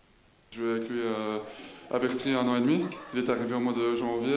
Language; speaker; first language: French; native; French